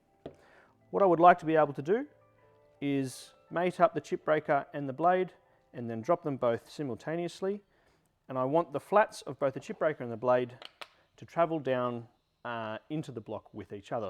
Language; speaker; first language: English; native; English